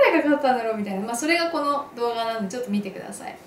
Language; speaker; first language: Japanese; native; Japanese